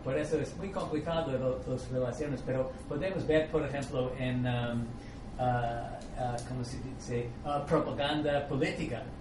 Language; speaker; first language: Spanish; non-native, fluent; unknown